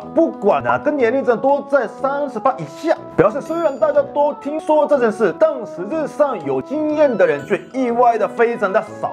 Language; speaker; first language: Chinese; non-native, fluent; Japanese